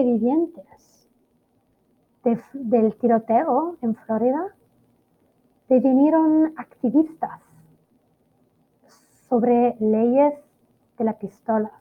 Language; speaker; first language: Spanish; non-native, fluent; Italian